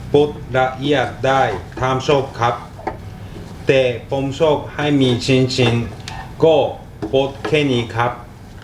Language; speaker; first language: Thai; non-native, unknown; Japanese